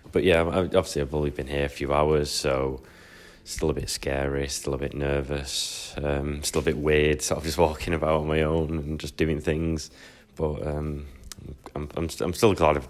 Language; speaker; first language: English; native; English